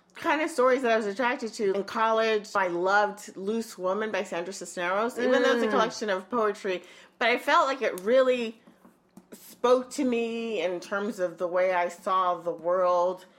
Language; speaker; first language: English; native; English